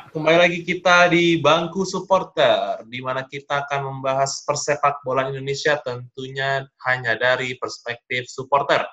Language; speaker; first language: Indonesian; native; Indonesian